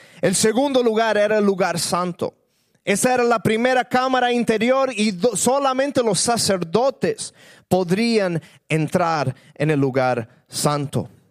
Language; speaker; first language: Spanish; early bilingual, other home language; English